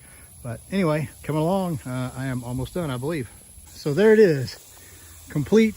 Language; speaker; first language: English; native; English